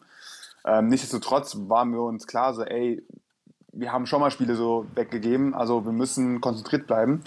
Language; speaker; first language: German; native; German